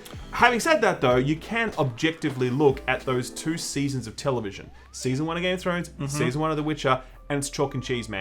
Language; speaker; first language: English; native; English